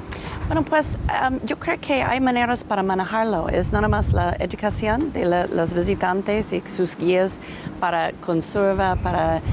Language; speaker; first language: Spanish; non-native, learner; English